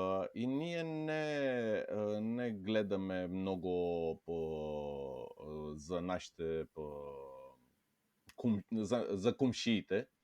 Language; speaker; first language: Bulgarian; non-native, fluent; Romanian